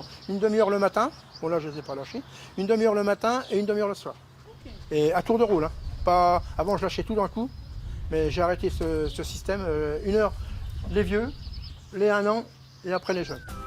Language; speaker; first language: French; native; French